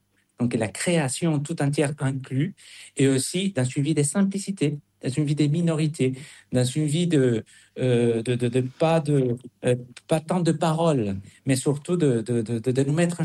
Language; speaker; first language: French; non-native, fluent; Spanish